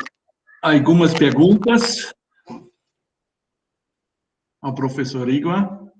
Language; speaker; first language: Portuguese; non-native, fluent; German